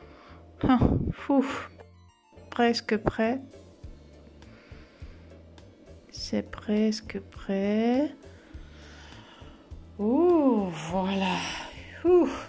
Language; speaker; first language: French; non-native, fluent; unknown